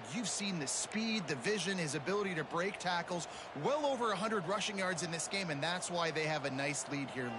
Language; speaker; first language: English; native; English